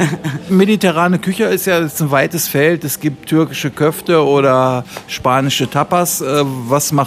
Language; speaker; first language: German; native; German